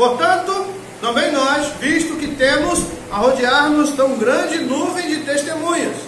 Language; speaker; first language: Portuguese; native; Portuguese